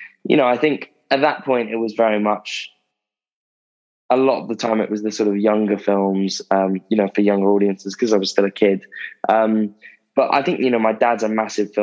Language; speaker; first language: English; native; English